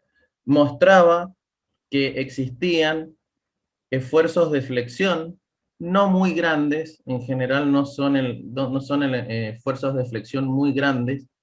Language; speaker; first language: Spanish; native; Spanish